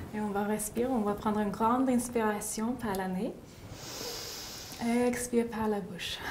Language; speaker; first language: French; non-native, learner; English